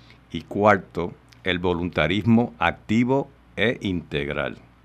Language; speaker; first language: Spanish; native; Spanish